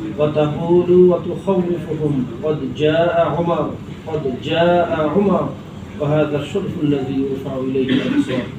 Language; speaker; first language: Arabic; non-native, fluent; Bangla